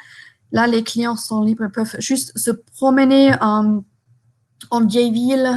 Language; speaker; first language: French; non-native, fluent; German